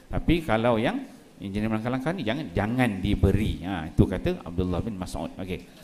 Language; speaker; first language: Malay; native; Malay